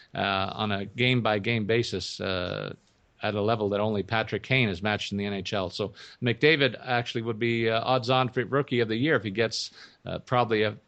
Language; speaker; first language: English; native; English